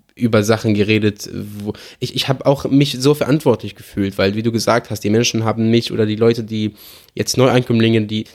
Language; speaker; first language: German; non-native, fluent; Arabic